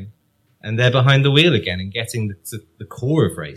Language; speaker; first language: English; native; English